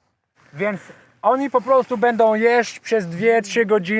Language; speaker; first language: Polish; non-native, learner; English